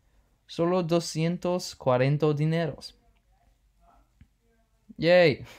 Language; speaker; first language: Spanish; non-native, learner; English